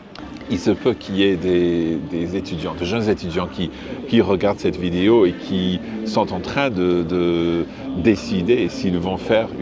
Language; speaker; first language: French; non-native, fluent; English